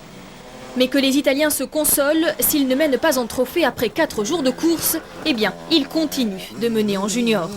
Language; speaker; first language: French; native; French